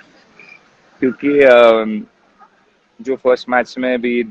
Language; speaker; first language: Hindi; non-native, local second language; Kannada